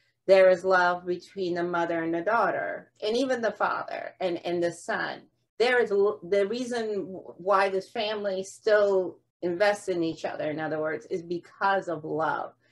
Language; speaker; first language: English; native; English